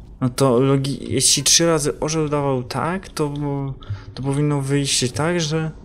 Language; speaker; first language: Polish; native; Polish